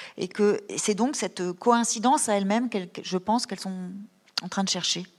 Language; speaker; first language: French; native; French